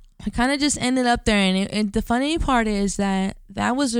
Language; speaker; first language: English; native; English